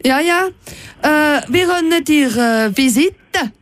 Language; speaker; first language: German; non-native, learner; French